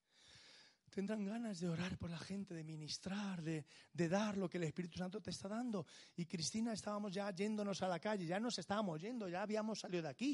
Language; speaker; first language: Spanish; native; Spanish